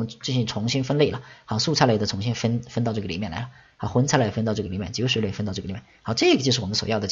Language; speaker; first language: Chinese; native; Chinese